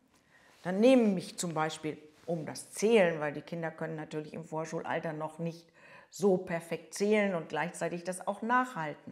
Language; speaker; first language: German; native; German